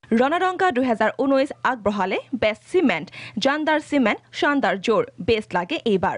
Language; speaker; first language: Assamese; native; Assamese